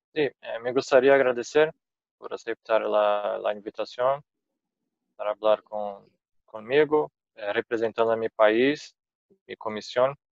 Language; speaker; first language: Spanish; non-native, fluent; Portuguese